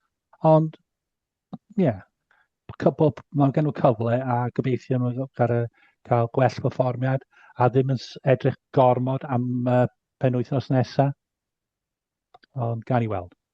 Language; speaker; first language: Welsh; non-native, fluent; English